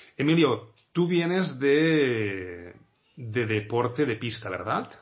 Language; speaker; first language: Spanish; non-native, local second language; Catalan